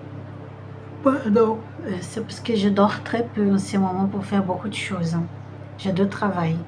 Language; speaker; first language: French; non-native, fluent; Portuguese